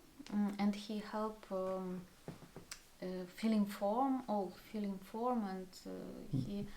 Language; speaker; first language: English; non-native, learner; Russian